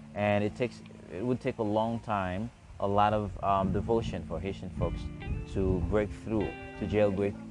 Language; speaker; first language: English; non-native, fluent; Haitian Creole